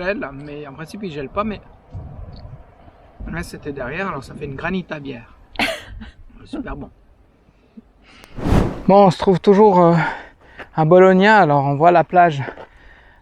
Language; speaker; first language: French; native; French